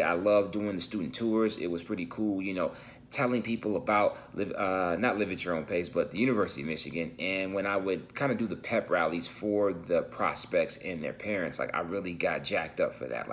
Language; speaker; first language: English; native; English